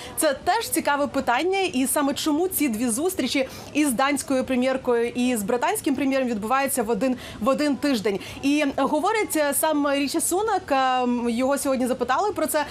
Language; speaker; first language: Ukrainian; native; Ukrainian